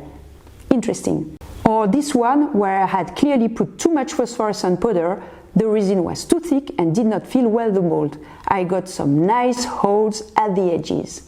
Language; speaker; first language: English; non-native, fluent; French